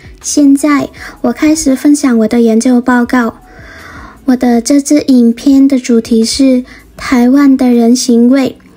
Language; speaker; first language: Chinese; non-native, fluent; Vietnamese